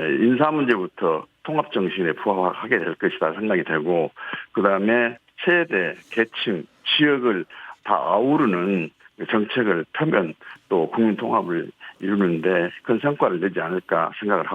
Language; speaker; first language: Korean; native; Korean